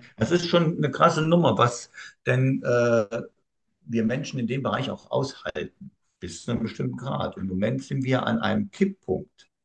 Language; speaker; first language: German; native; German